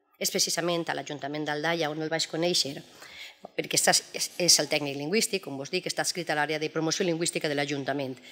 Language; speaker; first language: Catalan; native; Catalan